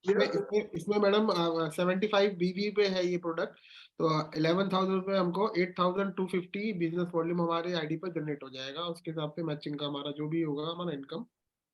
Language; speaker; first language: Hindi; native; Hindi